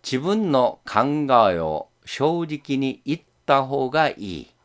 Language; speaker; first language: Japanese; non-native, fluent; Korean